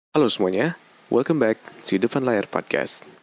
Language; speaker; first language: Indonesian; native; Indonesian